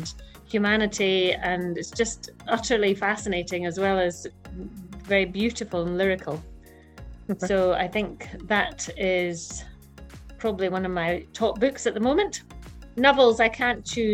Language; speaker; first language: English; native; English